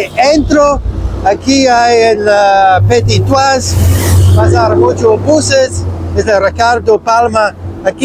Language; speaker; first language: Spanish; non-native, learner; English